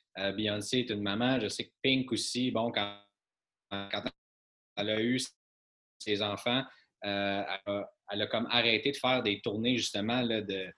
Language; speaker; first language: French; native; French